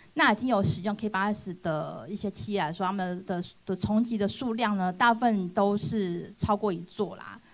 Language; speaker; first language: Chinese; native; Chinese